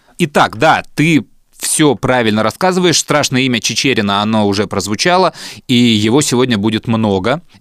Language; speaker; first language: Russian; native; Russian